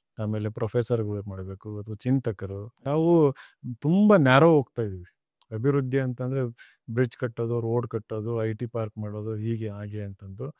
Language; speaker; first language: Kannada; native; Kannada